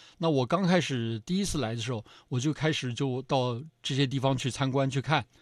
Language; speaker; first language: Chinese; native; Chinese